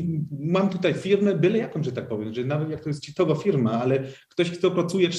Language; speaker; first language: Polish; early bilingual, heritage; Polish